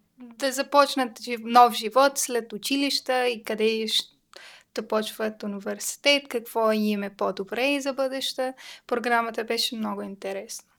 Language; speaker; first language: Bulgarian; non-native, learner; Persian